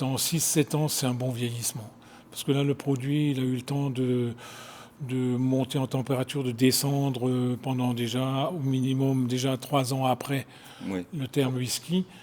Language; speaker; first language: French; native; French